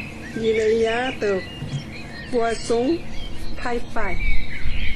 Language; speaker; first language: French; non-native, learner; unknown